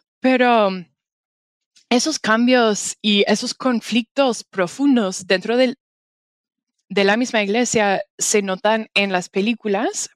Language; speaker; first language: Spanish; non-native, fluent; English